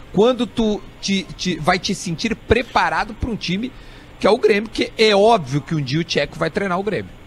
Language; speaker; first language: Portuguese; native; Portuguese